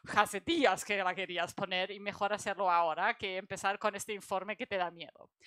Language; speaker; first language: Spanish; non-native, fluent; German